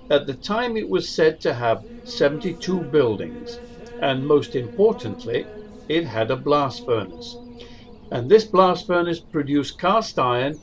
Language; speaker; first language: English; native; English